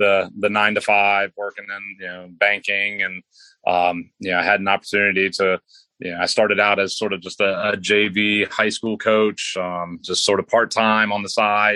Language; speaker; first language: English; native; English